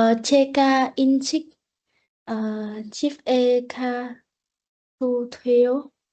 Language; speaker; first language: Korean; non-native, learner; Vietnamese